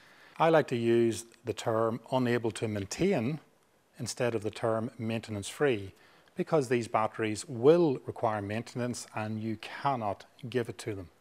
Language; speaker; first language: English; native; English